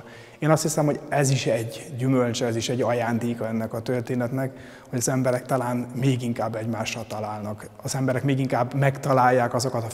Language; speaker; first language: Hungarian; native; Hungarian